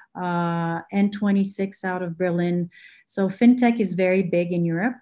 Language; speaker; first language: English; non-native, fluent; Bulgarian